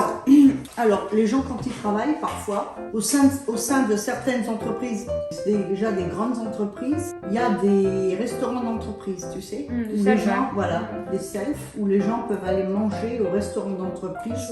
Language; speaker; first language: French; native; French